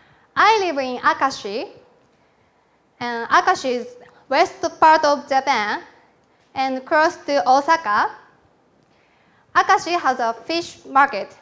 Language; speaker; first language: English; non-native, learner; Japanese